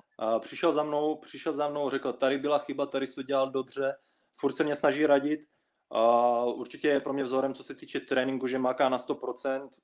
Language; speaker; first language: Czech; early bilingual, other home language; Russian